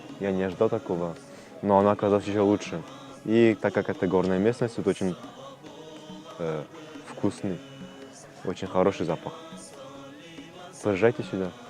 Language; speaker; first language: Russian; non-native, local second language; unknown